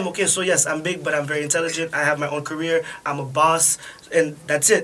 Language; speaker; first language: English; early bilingual, other home language; French